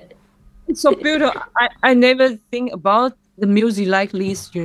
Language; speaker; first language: English; non-native, learner; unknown